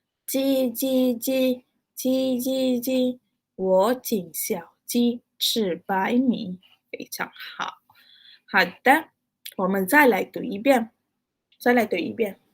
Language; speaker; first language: Chinese; non-native, fluent; Malay